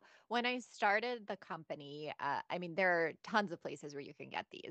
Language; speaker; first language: English; non-native, fluent; Bosnian